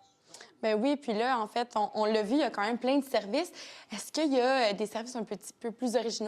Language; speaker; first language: French; native; French